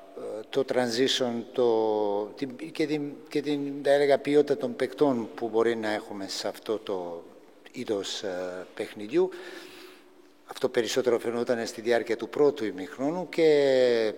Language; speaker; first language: Greek; non-native, fluent; Serbian